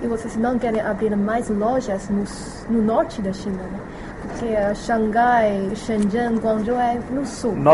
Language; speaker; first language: Portuguese; non-native, fluent; Chinese